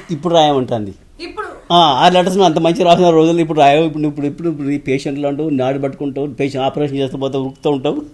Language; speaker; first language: Telugu; native; Telugu